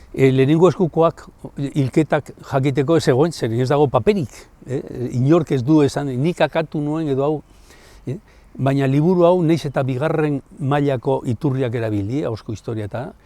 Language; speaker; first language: Basque; non-native, local second language; Spanish